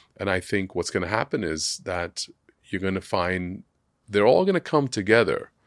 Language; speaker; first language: English; non-native, local second language; Sindhi